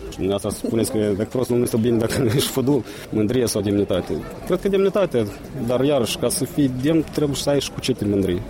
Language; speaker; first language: Romanian; native; Romanian